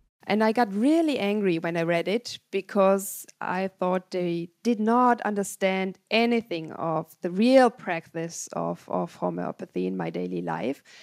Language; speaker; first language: English; non-native, fluent; German